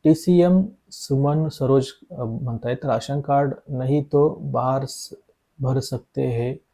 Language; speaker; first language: Hindi; non-native, local second language; Marathi